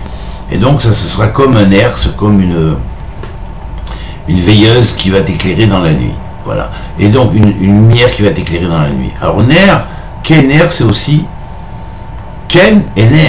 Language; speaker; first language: French; native; French